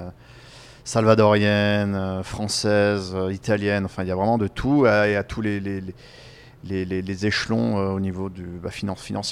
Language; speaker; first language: French; native; French